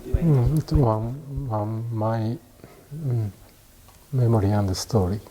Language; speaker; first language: English; non-native, learner; Japanese